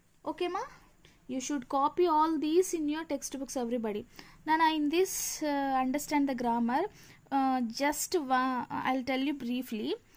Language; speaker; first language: English; non-native, local second language; Telugu